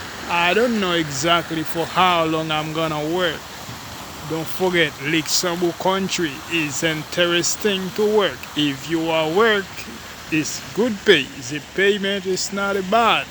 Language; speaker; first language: English; non-native, learner; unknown